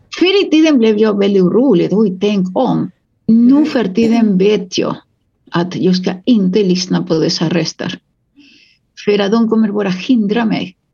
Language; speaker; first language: Swedish; non-native, fluent; Spanish